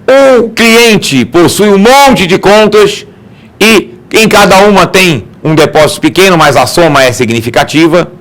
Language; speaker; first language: Portuguese; native; Portuguese